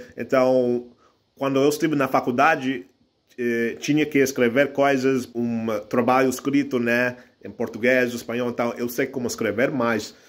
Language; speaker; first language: Portuguese; non-native, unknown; English